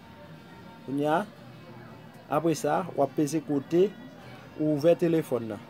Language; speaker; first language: French; non-native, learner; Haitian Creole